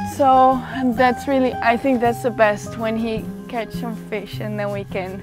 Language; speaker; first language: English; non-native, fluent; Dutch